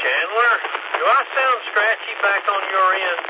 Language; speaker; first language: English; native; English